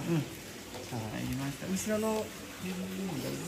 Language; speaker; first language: Japanese; native; Japanese